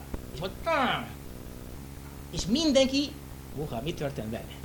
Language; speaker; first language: Hungarian; non-native, learner; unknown